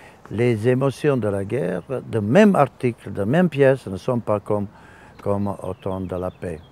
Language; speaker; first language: French; non-native, fluent; Serbian